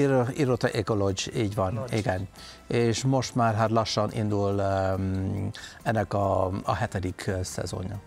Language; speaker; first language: Hungarian; non-native, fluent; Dutch